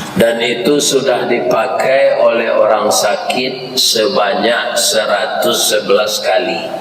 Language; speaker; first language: Malay; non-native, local second language; Minangkabau